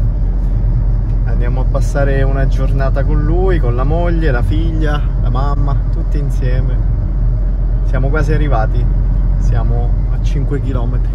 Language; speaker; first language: Italian; native; Italian